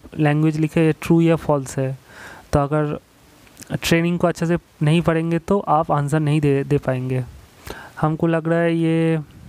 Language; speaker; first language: Hindi; non-native, local second language; Bangla